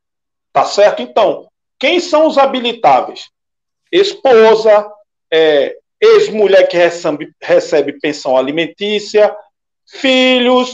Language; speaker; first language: Portuguese; native; Portuguese